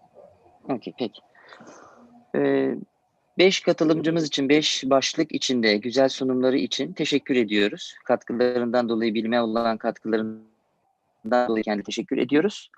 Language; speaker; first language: Turkish; native; Turkish